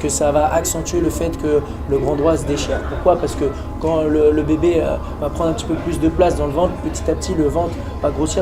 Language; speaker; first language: French; native; French